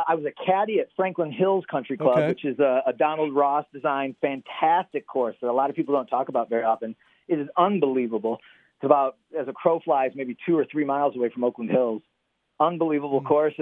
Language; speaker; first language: English; native; English